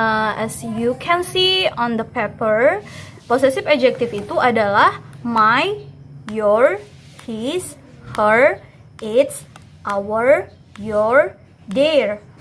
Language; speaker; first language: English; non-native, fluent; Indonesian